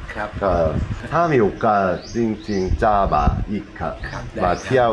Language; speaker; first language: Thai; non-native, learner; Korean